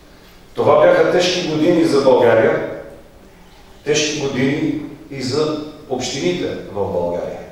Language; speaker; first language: Bulgarian; native; Bulgarian